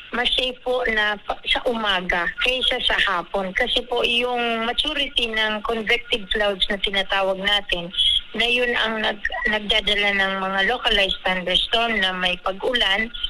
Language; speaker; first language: Filipino; non-native, local second language; Bikol